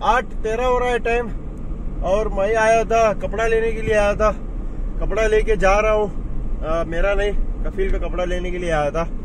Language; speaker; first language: Hindi; non-native, local second language; Urdu